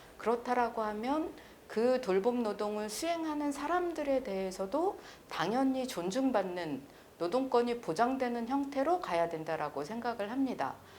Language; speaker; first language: Korean; native; Korean